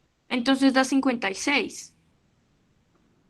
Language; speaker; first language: Spanish; native; Spanish